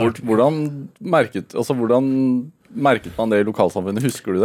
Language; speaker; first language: Norwegian; native; Norwegian